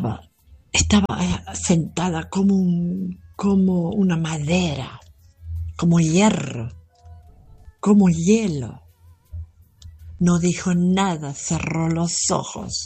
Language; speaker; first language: Spanish; non-native, fluent; German